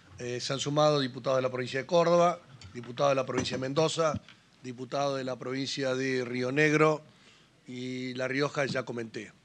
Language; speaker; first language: Spanish; native; Spanish